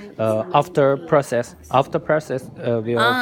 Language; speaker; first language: English; non-native, learner; Chinese